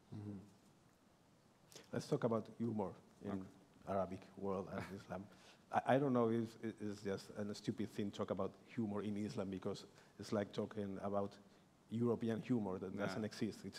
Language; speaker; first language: English; non-native, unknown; Spanish